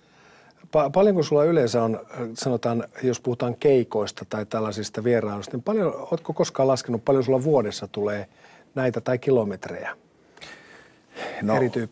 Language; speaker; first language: Finnish; native; Finnish